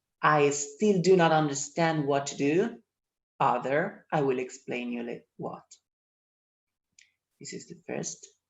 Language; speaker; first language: English; non-native, fluent; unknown